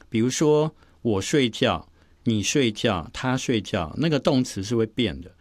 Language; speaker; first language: Chinese; native; Chinese